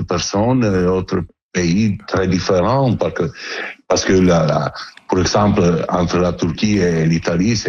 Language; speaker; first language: French; non-native, fluent; Italian